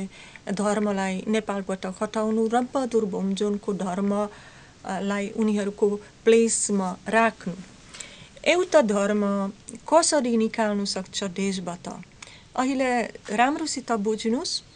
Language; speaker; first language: Nepali; non-native, learner; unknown